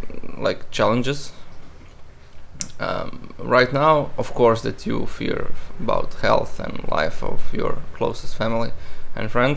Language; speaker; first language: English; non-native, fluent; Croatian